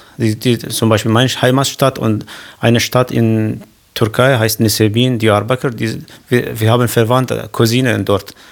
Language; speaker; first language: German; non-native, learner; Kurdish